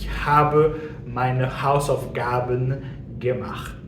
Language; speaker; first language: German; non-native, fluent; French